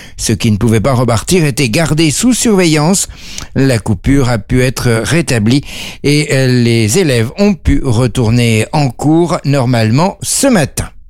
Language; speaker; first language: French; native; French